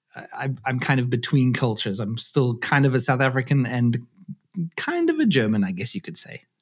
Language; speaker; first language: English; native; English